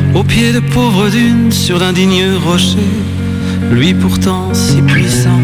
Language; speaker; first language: French; native; French